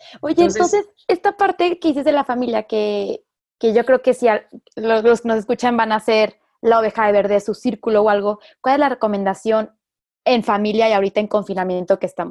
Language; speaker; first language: Spanish; native; Spanish